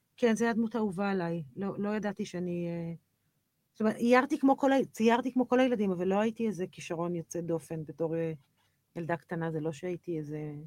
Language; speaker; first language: Hebrew; native; Hebrew